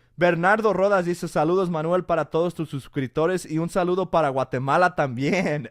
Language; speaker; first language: Spanish; early bilingual, heritage; Spanish